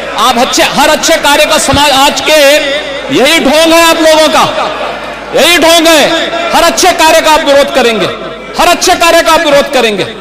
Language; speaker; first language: Hindi; native; Hindi